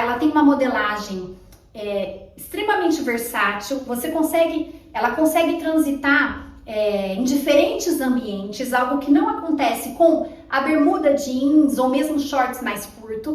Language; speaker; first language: Portuguese; native; Portuguese